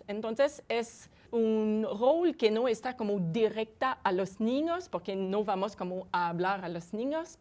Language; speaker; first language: Spanish; non-native, fluent; French